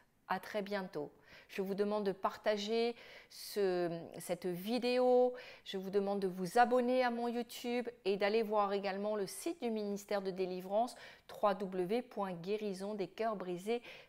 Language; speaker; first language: French; native; French